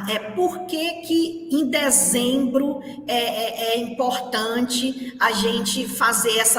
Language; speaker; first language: Portuguese; native; Portuguese